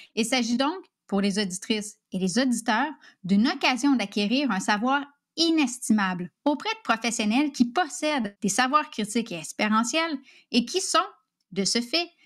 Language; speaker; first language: French; native; French